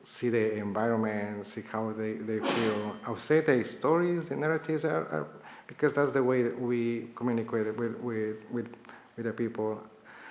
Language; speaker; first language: English; non-native, fluent; Spanish